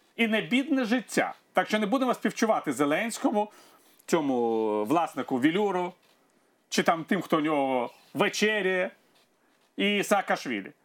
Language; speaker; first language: Ukrainian; non-native, local second language; Russian